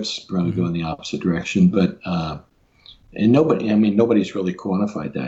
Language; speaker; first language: English; native; English